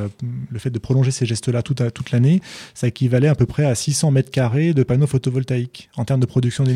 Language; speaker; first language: French; native; French